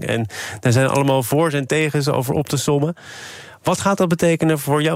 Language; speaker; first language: Dutch; native; Dutch